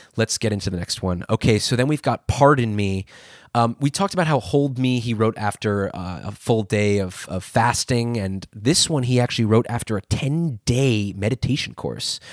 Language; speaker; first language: English; native; English